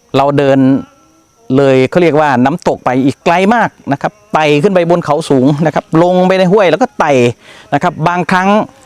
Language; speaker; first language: Thai; native; Thai